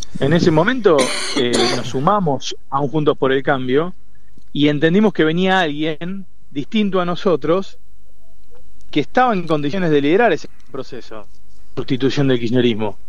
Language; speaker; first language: Spanish; native; Spanish